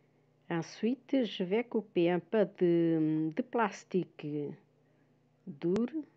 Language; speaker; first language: French; non-native, fluent; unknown